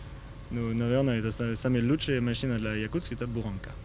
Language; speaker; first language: Russian; non-native, learner; French